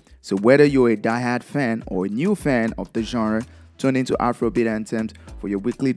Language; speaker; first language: English; non-native, local second language; Yoruba